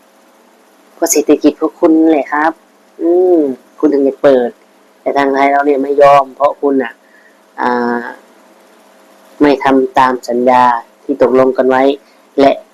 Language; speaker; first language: Thai; non-native, local second language; Lao